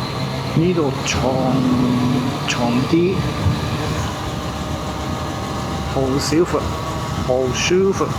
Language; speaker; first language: Chinese; non-native, learner; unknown